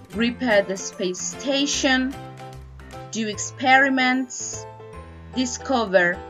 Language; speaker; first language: English; non-native, fluent; Spanish